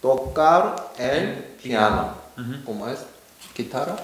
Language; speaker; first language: Spanish; non-native, learner; Korean